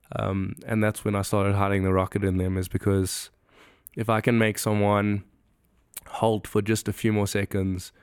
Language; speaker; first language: English; native; English